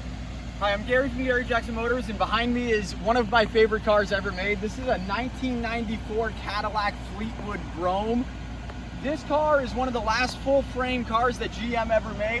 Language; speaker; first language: English; native; English